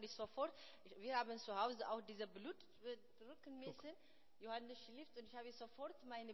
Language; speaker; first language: German; non-native, learner; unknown